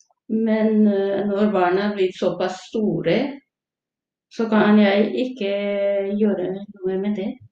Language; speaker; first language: Norwegian; non-native, fluent; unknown